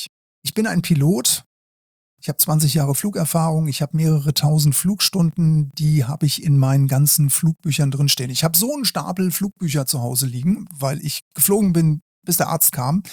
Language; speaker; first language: German; native; German